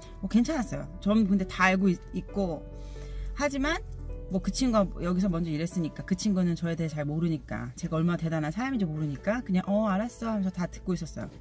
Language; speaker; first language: Korean; native; Korean